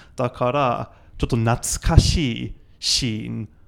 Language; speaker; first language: Japanese; non-native, fluent; English